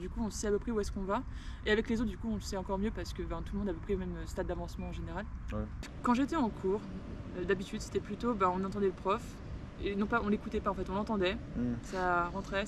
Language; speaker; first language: French; native; French